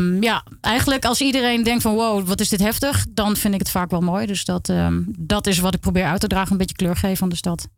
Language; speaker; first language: Dutch; native; Dutch